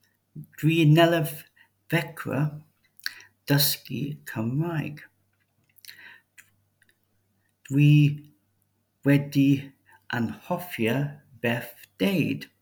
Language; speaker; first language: Welsh; non-native, learner; English